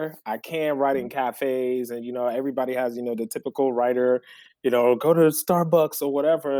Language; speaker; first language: English; early bilingual, other home language; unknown